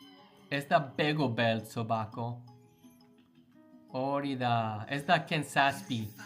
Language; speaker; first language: Basque; non-native, learner; English